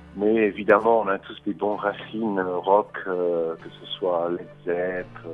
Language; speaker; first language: French; non-native, fluent; English